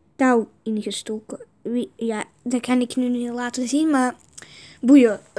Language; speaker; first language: Dutch; non-native, fluent; Russian